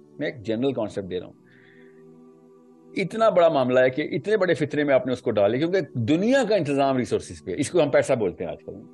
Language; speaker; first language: Urdu; non-native, local second language; Punjabi